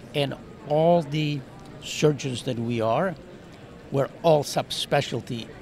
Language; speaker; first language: English; non-native, fluent; Spanish